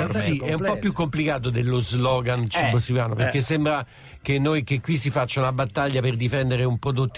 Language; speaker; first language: Italian; native; Italian